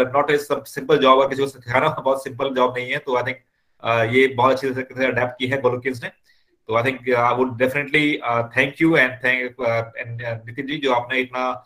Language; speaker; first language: Hindi; native; Hindi